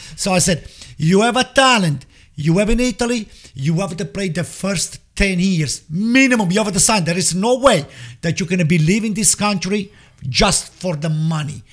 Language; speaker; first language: English; non-native, fluent; Italian